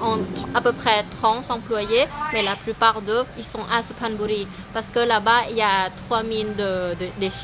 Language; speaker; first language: French; non-native, learner; Thai